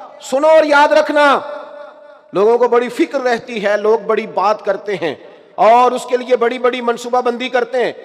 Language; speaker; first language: Urdu; non-native, local second language; Punjabi